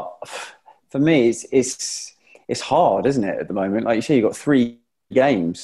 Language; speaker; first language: English; native; English